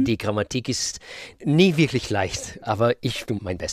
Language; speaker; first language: German; non-native, fluent; Russian